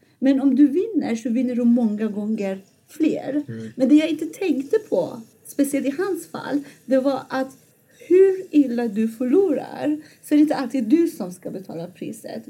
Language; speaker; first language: Swedish; non-native, fluent; Persian